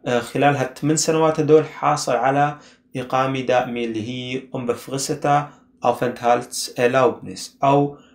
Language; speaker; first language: Arabic; native; Arabic